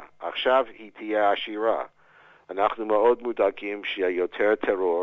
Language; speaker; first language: Hebrew; non-native, fluent; English